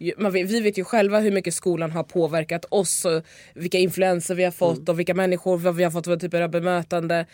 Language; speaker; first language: Swedish; native; Swedish